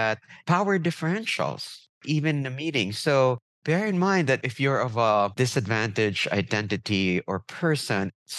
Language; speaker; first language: English; non-native, local second language; Filipino